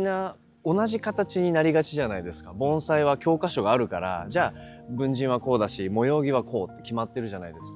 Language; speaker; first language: Japanese; native; Japanese